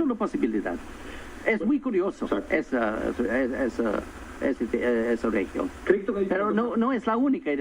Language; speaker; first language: Spanish; non-native, fluent; English